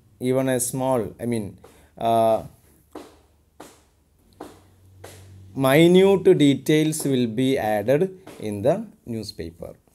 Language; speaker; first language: English; non-native, local second language; Malayalam